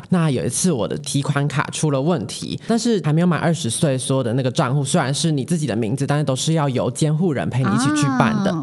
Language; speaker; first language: Chinese; native; Chinese